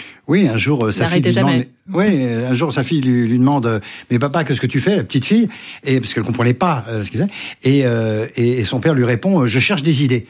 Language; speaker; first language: French; native; French